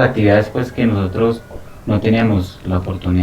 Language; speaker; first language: Spanish; native; Spanish